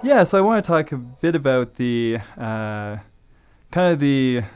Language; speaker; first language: English; native; English